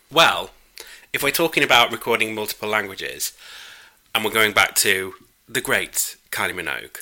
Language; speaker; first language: English; native; English